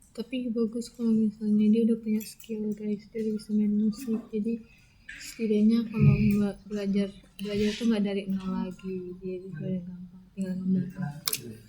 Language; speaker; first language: Indonesian; native; Indonesian